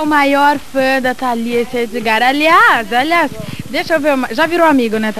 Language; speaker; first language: Portuguese; native; Portuguese